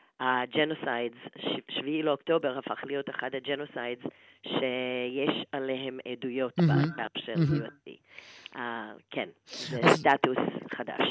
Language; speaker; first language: Hebrew; non-native, fluent; English